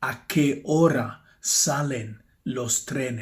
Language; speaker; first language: Spanish; non-native, fluent; English